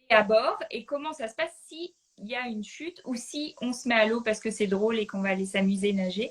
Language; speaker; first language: French; native; French